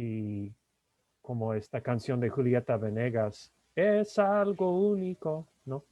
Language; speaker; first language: Spanish; non-native, fluent; English